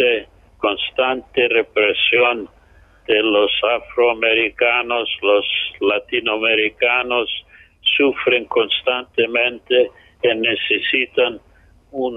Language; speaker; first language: Spanish; non-native, fluent; English